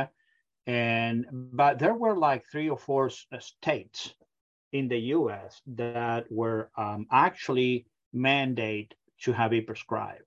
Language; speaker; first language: English; non-native, fluent; Spanish